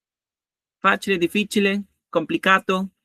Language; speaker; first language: Italian; non-native, learner; Spanish